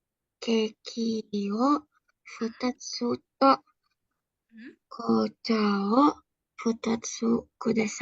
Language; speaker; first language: Japanese; non-native, learner; Indonesian